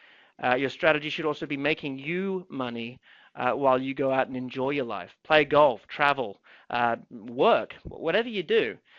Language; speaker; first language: English; native; English